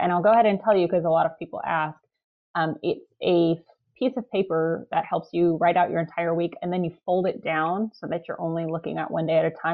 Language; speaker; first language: English; native; English